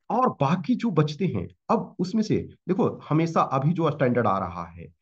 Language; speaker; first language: Hindi; native; Hindi